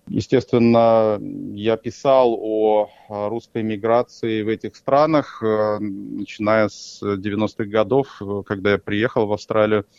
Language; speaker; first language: Russian; native; Russian